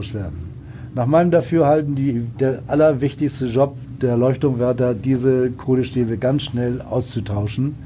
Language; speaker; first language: German; native; German